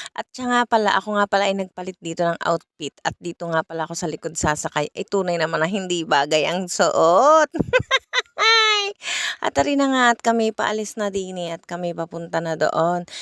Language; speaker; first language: Filipino; native; Filipino